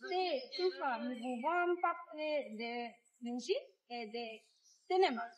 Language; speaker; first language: French; non-native, learner; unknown